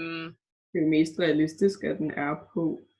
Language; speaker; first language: Danish; native; Danish